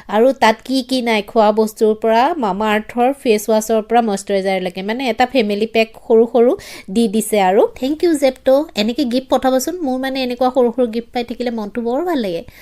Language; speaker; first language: Assamese; native; Assamese